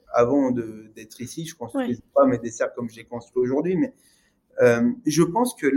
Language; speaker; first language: French; native; French